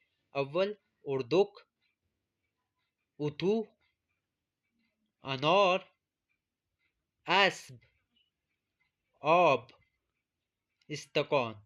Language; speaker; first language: Persian; non-native, fluent; Urdu